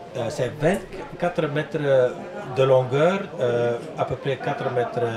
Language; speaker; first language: French; non-native, learner; Dutch